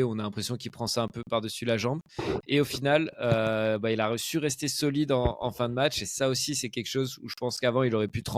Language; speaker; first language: French; native; French